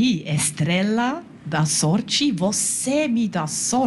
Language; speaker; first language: Portuguese; non-native, learner; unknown